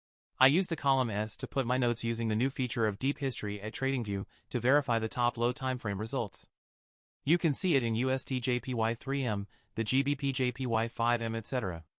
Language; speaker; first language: English; non-native, fluent; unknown